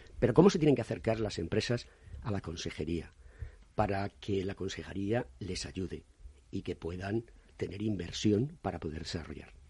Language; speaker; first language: Spanish; native; Spanish